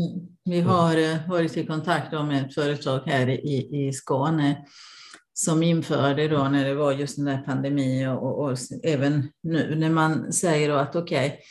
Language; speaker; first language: Swedish; non-native, fluent; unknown